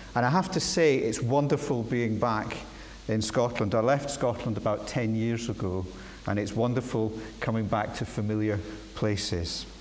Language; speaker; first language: English; native; English